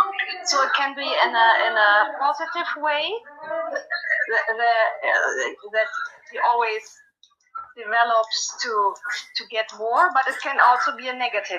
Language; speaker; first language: English; non-native, fluent; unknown